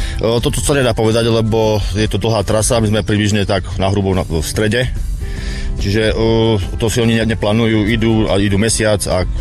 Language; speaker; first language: Slovak; native; Slovak